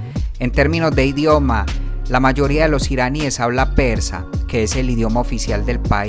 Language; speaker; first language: Spanish; native; Spanish